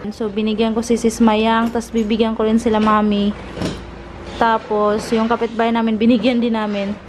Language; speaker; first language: Filipino; non-native, local second language; Cebuano